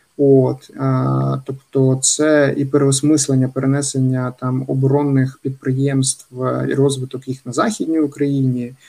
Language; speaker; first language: Ukrainian; native; Ukrainian